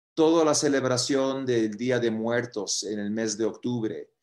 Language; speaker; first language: Spanish; early bilingual, other home language; English